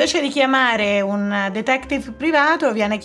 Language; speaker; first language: Italian; native; Italian